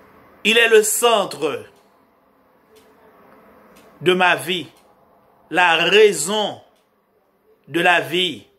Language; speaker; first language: French; non-native, local second language; Haitian Creole